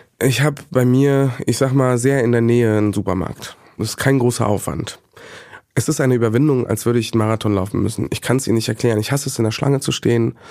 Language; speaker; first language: German; early bilingual, other home language; Bosnian